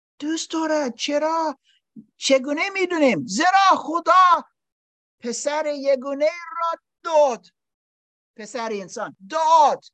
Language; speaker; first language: Persian; non-native, learner; English